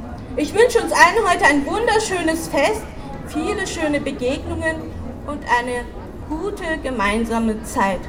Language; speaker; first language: German; early bilingual, other home language; Turkish